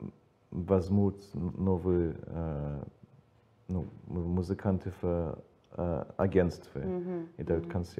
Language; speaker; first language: Russian; non-native, learner; English